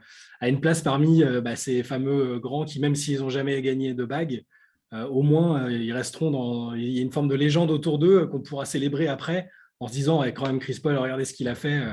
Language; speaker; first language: French; native; French